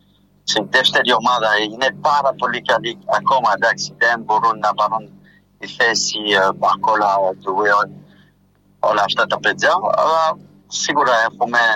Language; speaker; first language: Greek; non-native, fluent; French